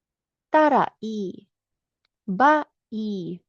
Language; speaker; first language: Japanese; non-native, fluent; Filipino